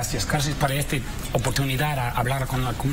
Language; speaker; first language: Spanish; non-native, learner; English